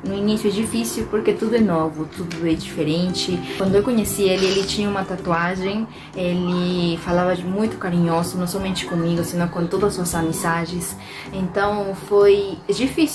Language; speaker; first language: Portuguese; non-native, fluent; Spanish